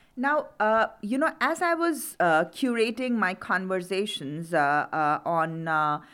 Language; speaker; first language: English; non-native, local second language; Hindi